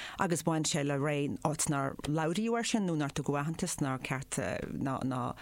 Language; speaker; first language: Irish; native; Irish